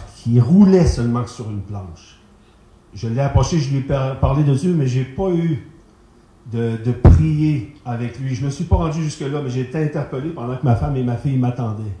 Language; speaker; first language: French; native; French